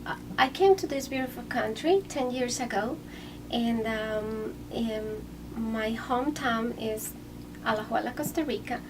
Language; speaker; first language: English; non-native, fluent; Spanish